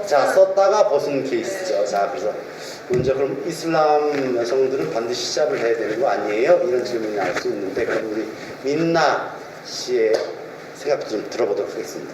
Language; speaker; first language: Korean; native; Korean